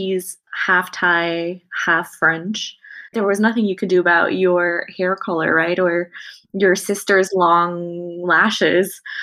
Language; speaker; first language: English; non-native, fluent; Thai